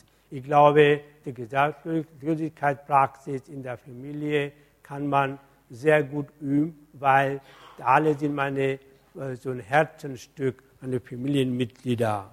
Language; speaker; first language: German; non-native, fluent; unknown